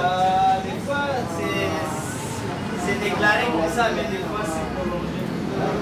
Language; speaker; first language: French; non-native, learner; Indonesian